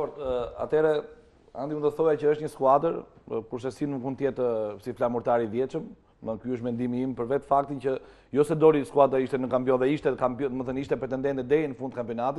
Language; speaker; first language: Albanian; native; Albanian